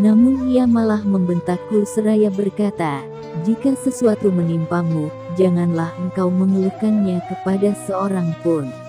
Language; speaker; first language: Indonesian; native; Indonesian